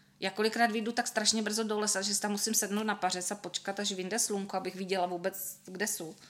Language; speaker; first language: Czech; native; Czech